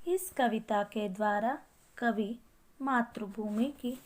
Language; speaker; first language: Hindi; non-native, local second language; Kannada